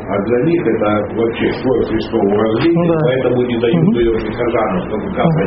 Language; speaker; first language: Russian; native; Russian